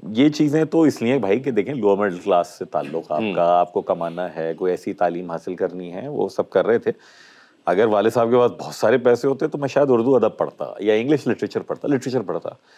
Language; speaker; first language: Urdu; native; Urdu